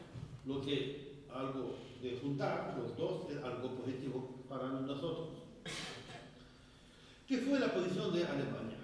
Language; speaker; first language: Spanish; non-native, fluent; French